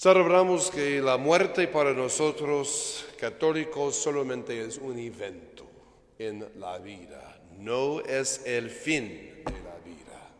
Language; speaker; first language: Spanish; non-native, fluent; English